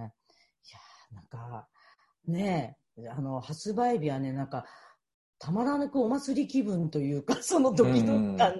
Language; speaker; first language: Japanese; native; Japanese